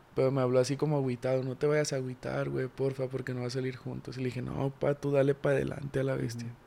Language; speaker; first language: Spanish; native; Spanish